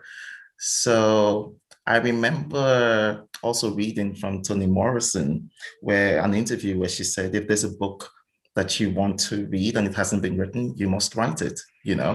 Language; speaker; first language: English; non-native, local second language; Igbo